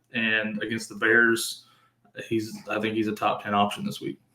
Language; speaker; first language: English; native; English